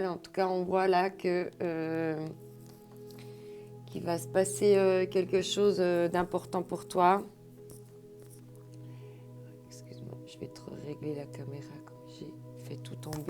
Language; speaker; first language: French; native; French